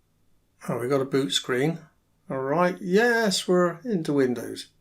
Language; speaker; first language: English; native; English